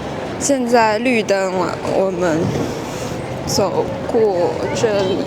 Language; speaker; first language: Chinese; non-native, fluent; French